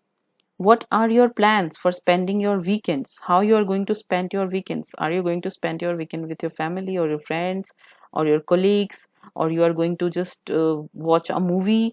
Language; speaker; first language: English; non-native, local second language; Hindi